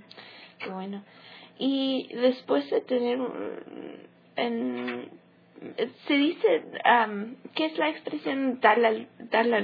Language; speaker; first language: Spanish; early bilingual, heritage; English